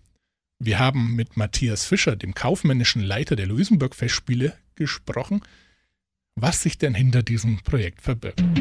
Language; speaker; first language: German; native; German